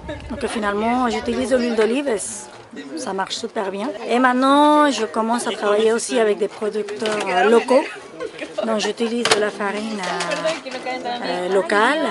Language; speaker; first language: French; non-native, fluent; Spanish